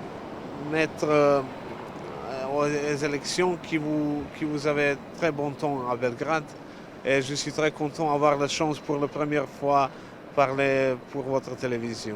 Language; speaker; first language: French; non-native, learner; Serbian